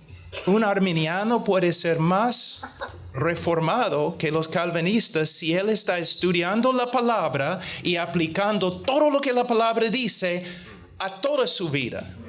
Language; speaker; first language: Spanish; non-native, fluent; English